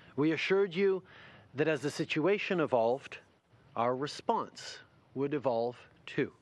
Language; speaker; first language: English; native; English